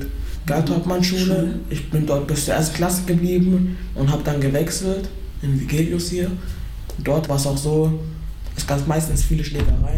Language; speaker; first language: German; early bilingual, other home language; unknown